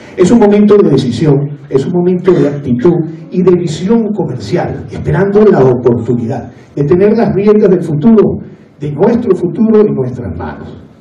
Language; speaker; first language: Spanish; native; Spanish